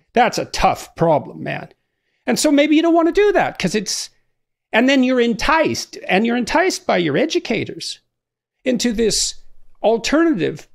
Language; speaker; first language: English; native; English